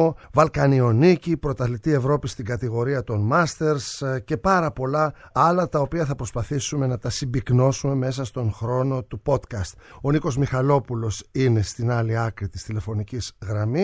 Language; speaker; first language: Greek; native; Greek